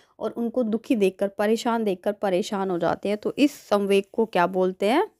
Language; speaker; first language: Hindi; native; Hindi